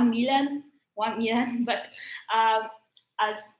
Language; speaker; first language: English; non-native, learner; Vietnamese